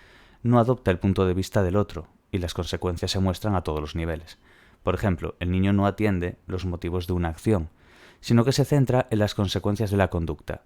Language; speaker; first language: Spanish; native; Spanish